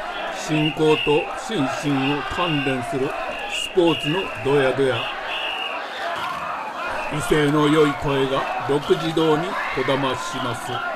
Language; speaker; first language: Japanese; native; Japanese